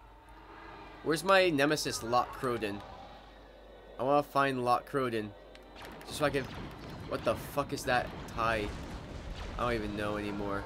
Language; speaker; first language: English; native; English